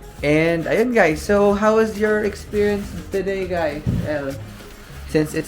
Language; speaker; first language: English; non-native, local second language; Filipino